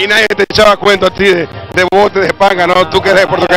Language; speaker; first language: Spanish; native; Spanish